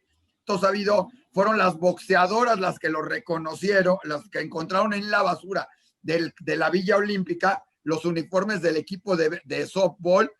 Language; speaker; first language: Spanish; native; Spanish